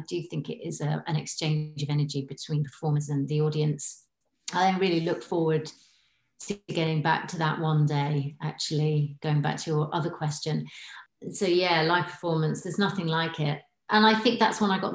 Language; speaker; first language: English; native; English